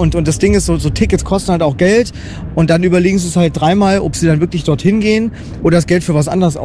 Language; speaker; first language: German; native; German